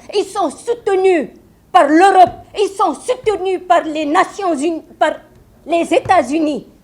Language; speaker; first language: French; non-native, local second language; Wolof